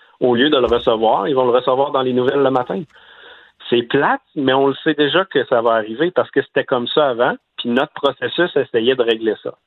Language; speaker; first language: French; native; French